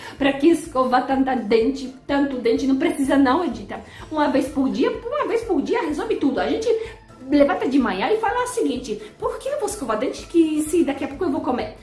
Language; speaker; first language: Portuguese; non-native, fluent; Polish